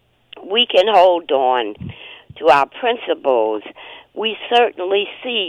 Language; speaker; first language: English; native; English